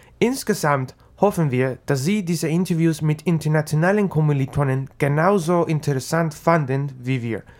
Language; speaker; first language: German; non-native, learner; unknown